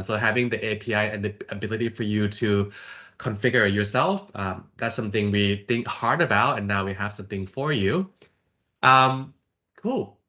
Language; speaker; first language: English; non-native, fluent; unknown